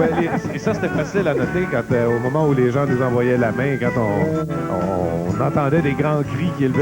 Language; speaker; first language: French; native; French